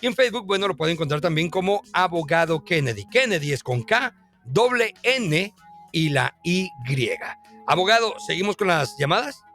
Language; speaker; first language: Spanish; native; Spanish